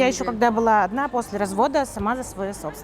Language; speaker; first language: Russian; native; Russian